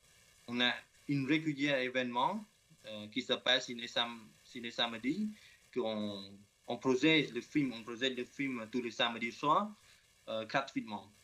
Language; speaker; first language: French; non-native, learner; Khmer